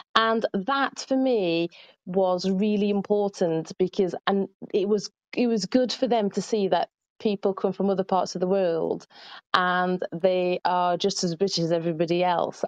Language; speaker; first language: English; early bilingual, other home language; Arabic